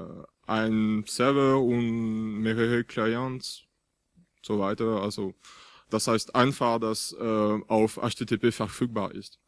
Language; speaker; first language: German; non-native, fluent; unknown